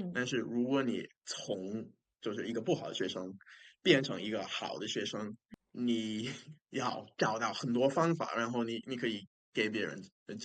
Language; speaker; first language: Chinese; non-native, fluent; English